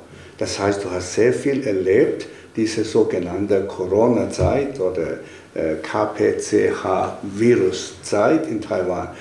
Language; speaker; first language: German; non-native, fluent; Chinese